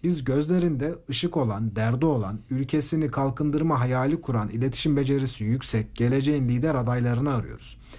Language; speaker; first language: Turkish; native; Turkish